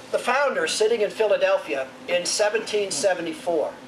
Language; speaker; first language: English; native; English